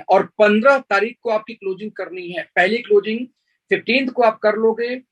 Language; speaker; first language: Hindi; native; Hindi